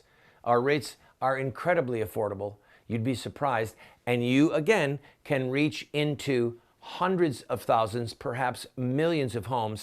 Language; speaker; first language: English; native; English